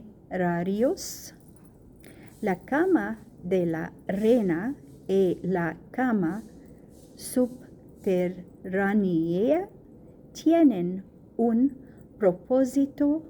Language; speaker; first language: Spanish; non-native, learner; Arabic